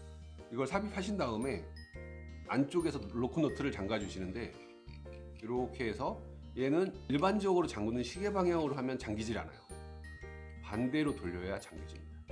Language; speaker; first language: Korean; native; Korean